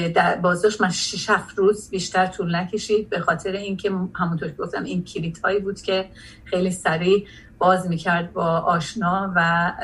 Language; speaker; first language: Persian; non-native, local second language; Azerbaijani